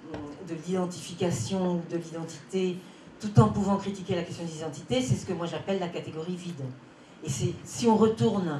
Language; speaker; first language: French; native; French